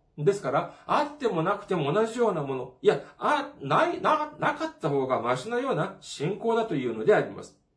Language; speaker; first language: Japanese; non-native, fluent; Korean